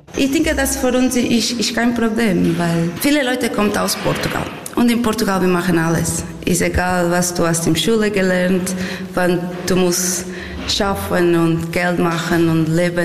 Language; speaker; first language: German; non-native, learner; Portuguese